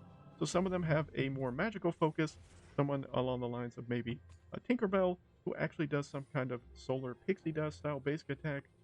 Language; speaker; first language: English; native; English